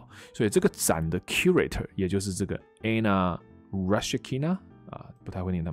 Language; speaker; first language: Chinese; native; Chinese